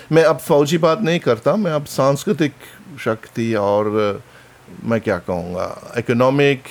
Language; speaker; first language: Hindi; non-native, fluent; German